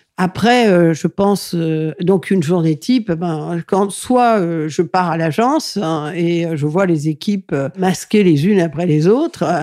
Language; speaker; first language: French; early bilingual, other home language; Catalan